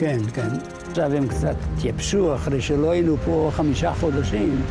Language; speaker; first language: Hebrew; non-native, fluent; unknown